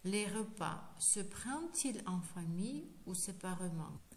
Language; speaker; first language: French; non-native, fluent; Ukrainian